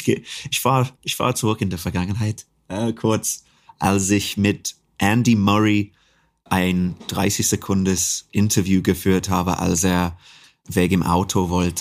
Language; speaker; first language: German; non-native, fluent; English